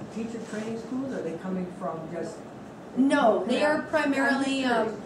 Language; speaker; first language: English; native; English